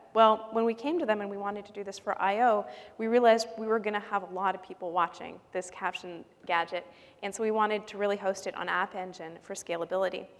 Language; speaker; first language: English; native; English